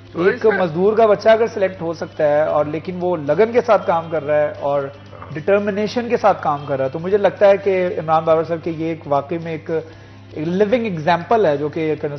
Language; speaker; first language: Hindi; non-native, local second language; Punjabi